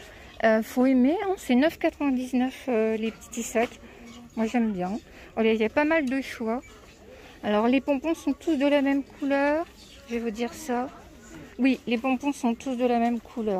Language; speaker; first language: French; native; French